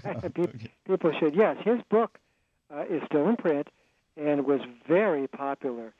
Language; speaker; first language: English; native; English